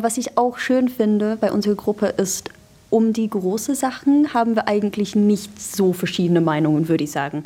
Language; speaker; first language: German; non-native, fluent; English